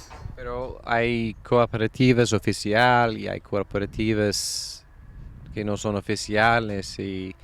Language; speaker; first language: Spanish; non-native, fluent; English